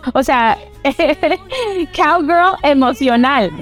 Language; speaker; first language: Spanish; early bilingual, heritage; Spanish